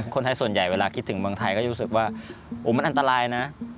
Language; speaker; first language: Thai; native; Thai